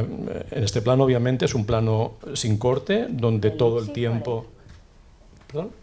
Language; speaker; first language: Spanish; native; Spanish